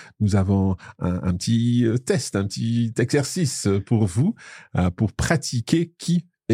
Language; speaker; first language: French; non-native, fluent; English